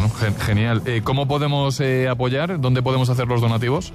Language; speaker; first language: Spanish; native; Spanish